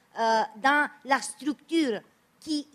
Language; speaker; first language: French; non-native, fluent; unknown